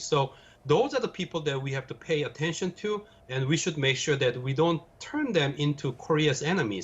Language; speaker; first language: English; non-native, fluent; Korean